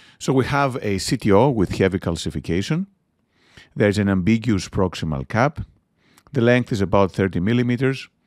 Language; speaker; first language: English; non-native, fluent; Greek